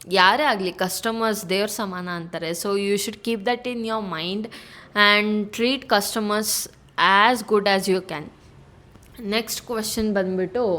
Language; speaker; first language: Kannada; native; Kannada